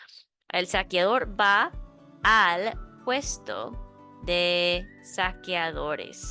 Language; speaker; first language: Spanish; non-native, fluent; English